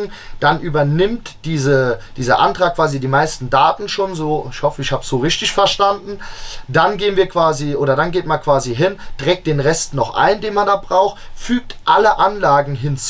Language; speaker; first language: German; native; German